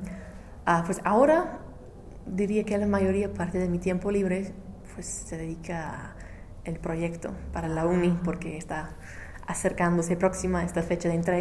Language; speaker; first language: Spanish; non-native, fluent; English